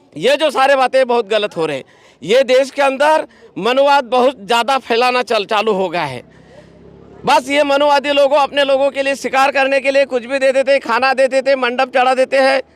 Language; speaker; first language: Hindi; non-native, local second language; Marathi